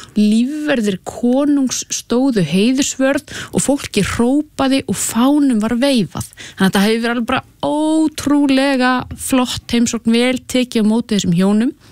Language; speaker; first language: Icelandic; native; Icelandic